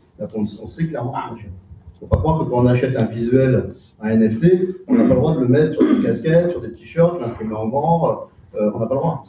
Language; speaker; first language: French; native; French